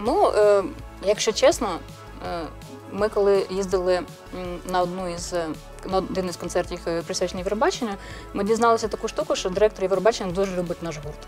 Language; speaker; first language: Ukrainian; native; Ukrainian